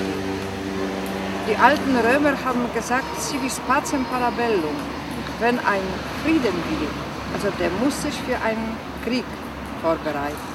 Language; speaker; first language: German; non-native, fluent; Polish